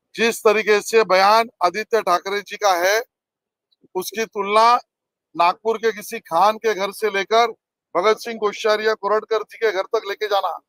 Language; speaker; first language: Hindi; non-native, local second language; Marathi